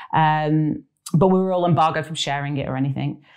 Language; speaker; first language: English; native; English